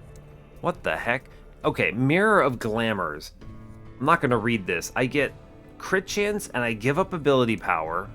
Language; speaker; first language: English; native; English